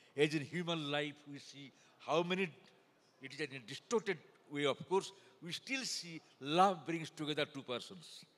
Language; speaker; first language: English; non-native, local second language; Odia